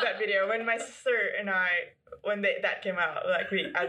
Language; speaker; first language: English; non-native, local second language; Filipino